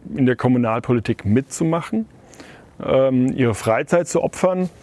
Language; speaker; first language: German; native; German